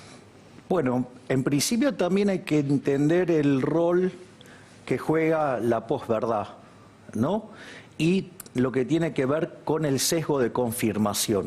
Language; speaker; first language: Spanish; native; Spanish